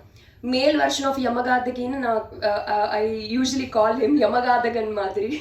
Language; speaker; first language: Tamil; non-native, learner; Telugu